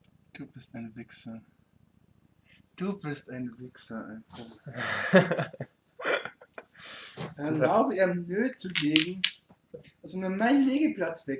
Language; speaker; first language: German; native; German